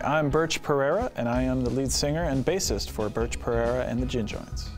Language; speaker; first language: English; native; English